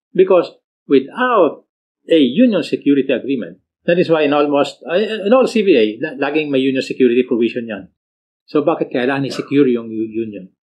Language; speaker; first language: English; non-native, local second language; Filipino